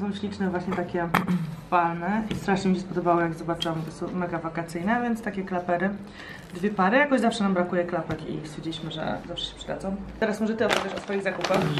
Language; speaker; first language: Polish; native; Polish